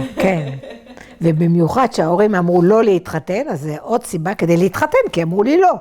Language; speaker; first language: Hebrew; non-native, fluent; French